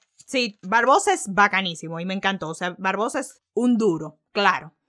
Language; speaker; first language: Spanish; early bilingual, heritage; Spanish